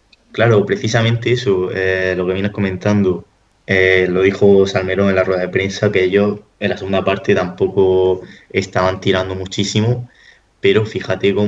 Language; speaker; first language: Spanish; native; Spanish